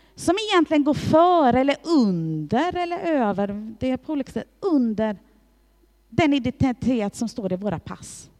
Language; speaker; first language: Swedish; native; Swedish